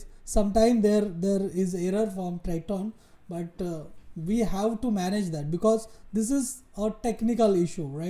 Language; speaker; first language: English; non-native, local second language; Hindi